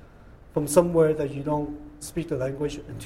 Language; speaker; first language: English; non-native, local second language; Cantonese